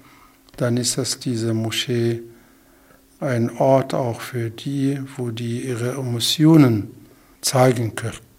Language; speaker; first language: German; non-native, fluent; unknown